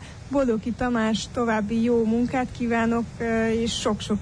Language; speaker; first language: Hungarian; native; Hungarian